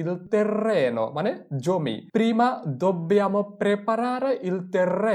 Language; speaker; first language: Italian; non-native, fluent; Bangla